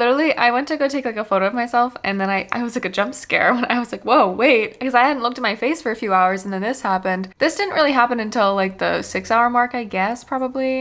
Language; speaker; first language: English; native; English